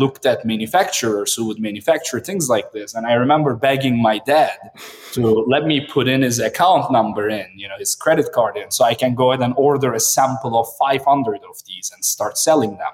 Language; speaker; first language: English; non-native, fluent; Turkish